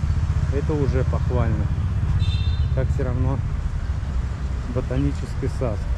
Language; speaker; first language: Russian; native; Russian